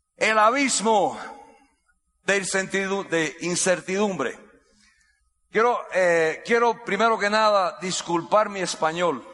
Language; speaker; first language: Spanish; non-native, fluent; English